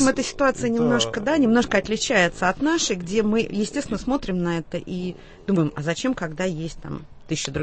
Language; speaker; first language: Russian; native; Russian